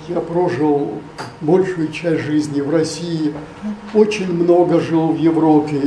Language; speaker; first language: Russian; native; Russian